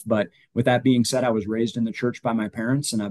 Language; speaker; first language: English; native; English